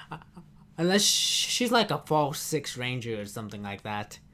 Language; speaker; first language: English; native; English